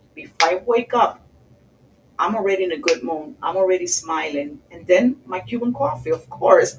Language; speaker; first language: English; early bilingual, other home language; Spanish